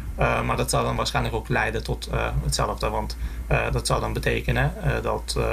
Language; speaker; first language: Dutch; early bilingual, other home language; Azerbaijani